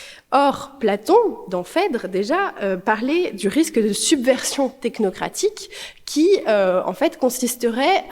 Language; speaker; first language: French; native; French